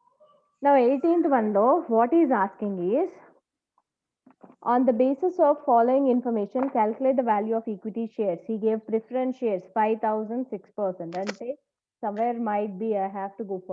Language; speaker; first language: English; non-native, local second language; Telugu